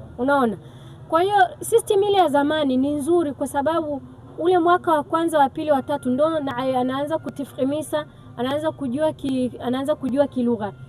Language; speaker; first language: Swahili; non-native, local second language; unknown